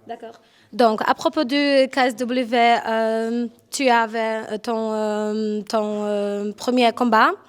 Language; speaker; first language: French; non-native, learner; Polish